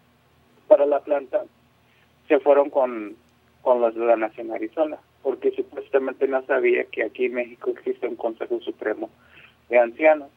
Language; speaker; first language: Spanish; non-native, local second language; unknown